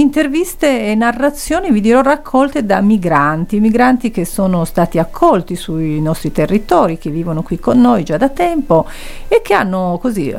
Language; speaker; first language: Italian; native; Italian